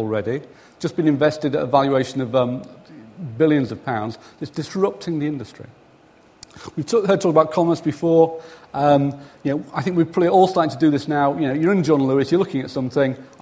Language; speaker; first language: English; native; English